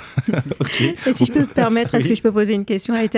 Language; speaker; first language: French; native; French